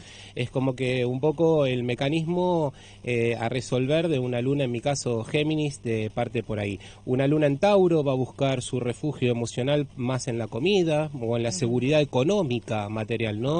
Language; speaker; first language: Spanish; native; Spanish